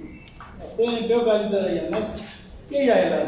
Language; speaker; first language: Greek; non-native, learner; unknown